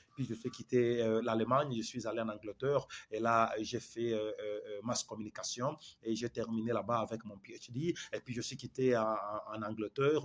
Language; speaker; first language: French; non-native, fluent; Swahili